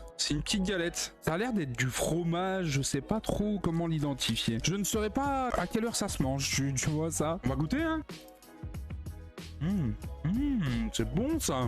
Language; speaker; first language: French; native; French